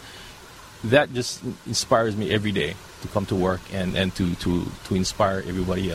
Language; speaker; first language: English; native; English